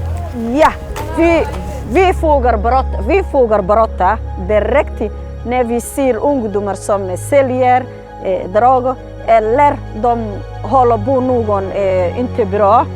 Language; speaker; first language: Swedish; non-native, learner; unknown